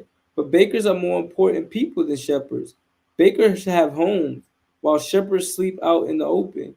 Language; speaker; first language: English; native; English